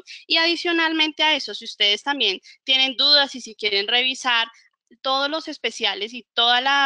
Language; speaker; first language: Spanish; native; Spanish